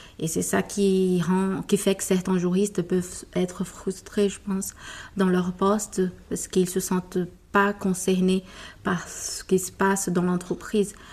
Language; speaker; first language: French; non-native, fluent; Portuguese